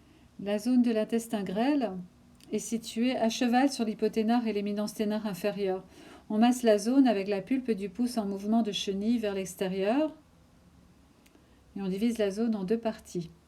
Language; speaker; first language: French; native; French